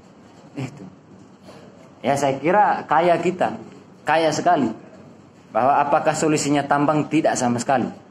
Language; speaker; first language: Indonesian; native; Indonesian